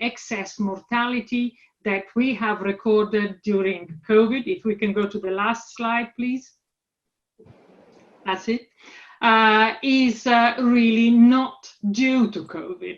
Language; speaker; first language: English; non-native, fluent; Italian